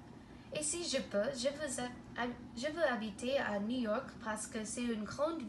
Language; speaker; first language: French; non-native, learner; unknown